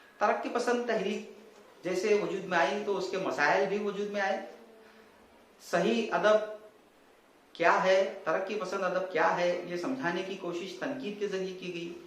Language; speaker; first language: Urdu; native; Urdu